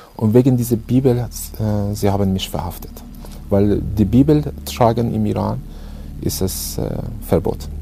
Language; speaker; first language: German; non-native, fluent; Persian